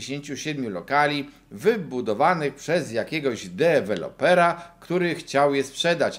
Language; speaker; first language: Polish; native; Polish